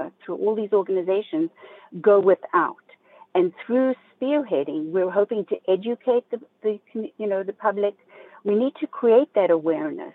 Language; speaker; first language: English; native; English